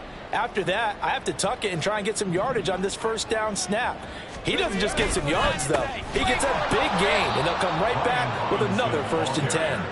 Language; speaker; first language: English; native; English